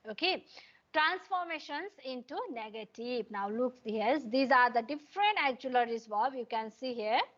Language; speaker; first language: English; non-native, local second language; Nepali